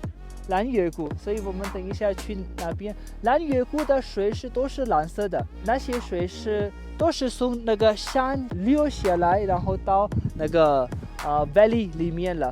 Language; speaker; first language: Chinese; non-native, fluent; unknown